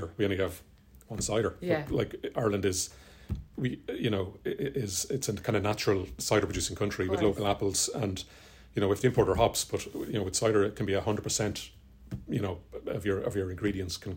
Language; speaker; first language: English; native; English